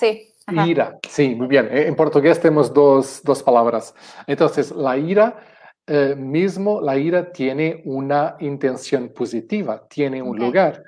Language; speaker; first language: Spanish; non-native, fluent; Portuguese